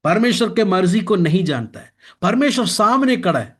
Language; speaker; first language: Hindi; non-native, local second language; Malayalam